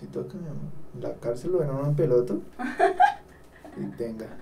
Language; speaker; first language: Spanish; native; Spanish